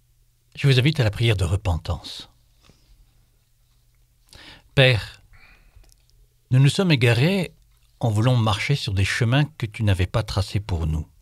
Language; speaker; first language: French; native; French